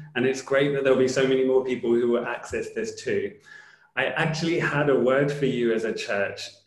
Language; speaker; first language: English; native; English